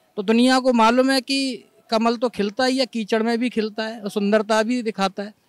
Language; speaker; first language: Hindi; native; Hindi